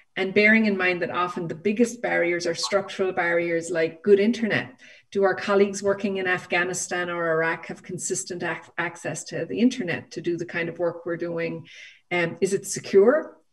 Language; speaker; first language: English; native; English